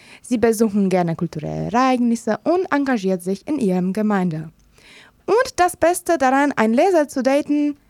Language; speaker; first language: German; non-native, fluent; Romanian